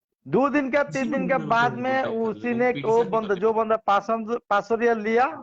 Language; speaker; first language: Hindi; non-native, learner; Bangla